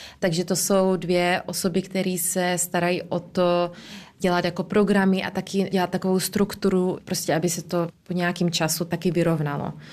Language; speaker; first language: Czech; early bilingual, heritage; Czech